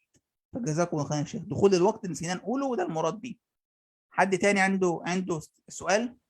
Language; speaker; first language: Arabic; native; Arabic